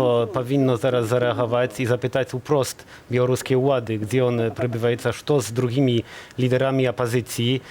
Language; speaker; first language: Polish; non-native, learner; Belarusian